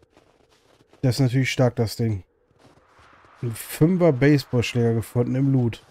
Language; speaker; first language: German; native; German